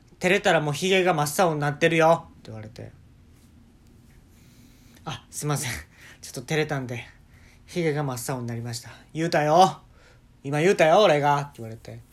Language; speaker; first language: Japanese; native; Japanese